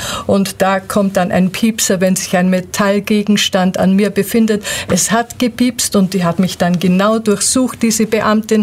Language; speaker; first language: German; native; German